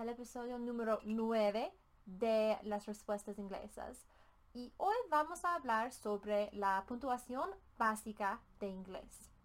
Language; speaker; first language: Spanish; non-native, fluent; English